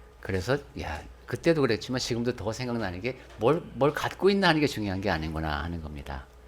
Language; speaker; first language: Korean; native; Korean